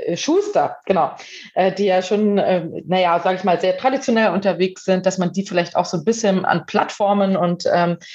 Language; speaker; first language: German; native; German